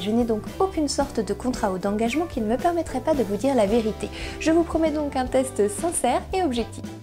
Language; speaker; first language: French; native; French